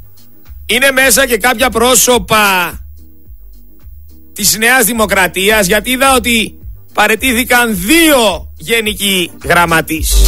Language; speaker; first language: Greek; native; Greek